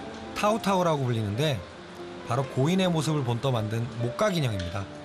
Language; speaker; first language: Korean; native; Korean